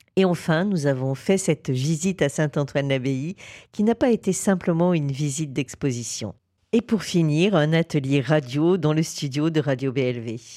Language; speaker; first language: French; native; French